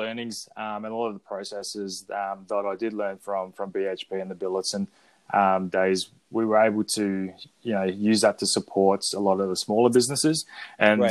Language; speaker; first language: English; native; English